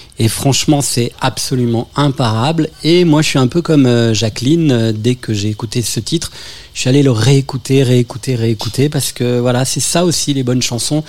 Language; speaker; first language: French; native; French